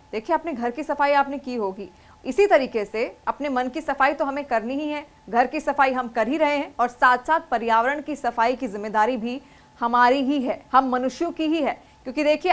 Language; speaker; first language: Hindi; native; Hindi